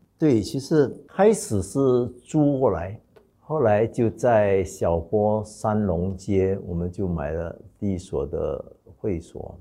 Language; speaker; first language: Chinese; non-native, local second language; Wu Chinese